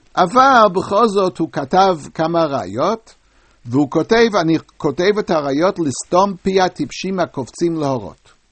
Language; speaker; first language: Hebrew; non-native, fluent; English